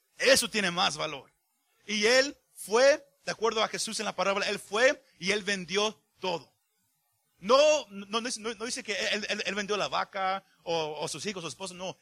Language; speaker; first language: Spanish; early bilingual, heritage; Spanish